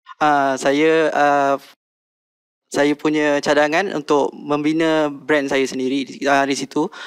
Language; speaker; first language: Malay; native; Malay